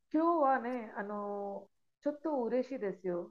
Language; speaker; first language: Japanese; non-native, learner; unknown